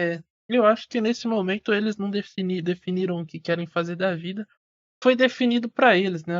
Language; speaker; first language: Portuguese; native; Portuguese